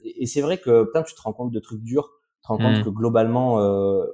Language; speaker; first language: French; native; French